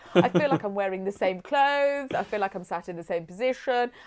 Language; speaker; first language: English; native; English